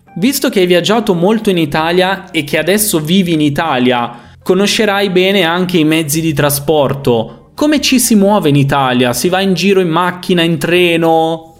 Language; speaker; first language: Italian; native; Italian